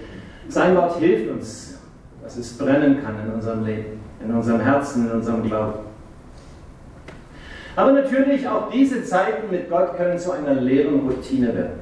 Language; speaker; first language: German; native; German